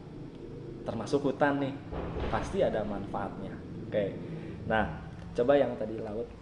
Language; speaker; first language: Indonesian; native; Indonesian